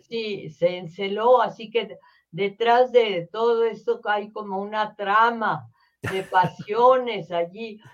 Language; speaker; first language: Spanish; early bilingual, other home language; French